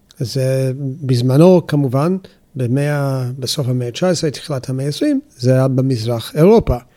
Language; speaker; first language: Hebrew; non-native, fluent; English